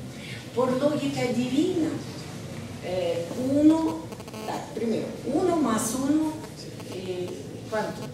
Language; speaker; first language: Spanish; non-native, learner; Russian